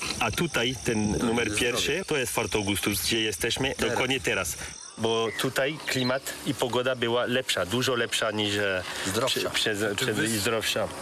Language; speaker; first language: Polish; non-native, learner; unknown